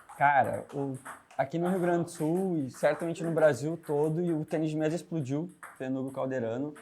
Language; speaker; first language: Portuguese; native; Portuguese